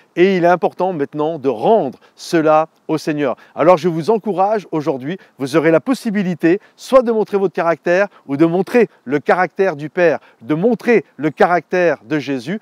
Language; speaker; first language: French; native; French